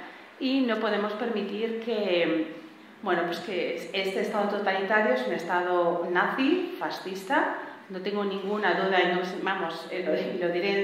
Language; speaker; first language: Spanish; native; Spanish